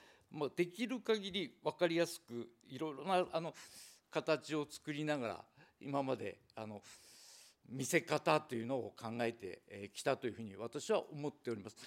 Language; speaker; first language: Japanese; native; Japanese